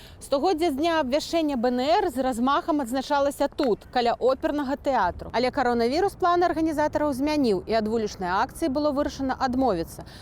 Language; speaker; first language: Belarusian; native; Belarusian